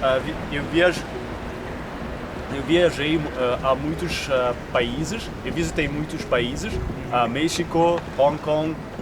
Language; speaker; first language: Portuguese; non-native, learner; Ukrainian